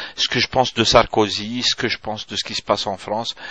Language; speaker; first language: French; non-native, local second language; Arabic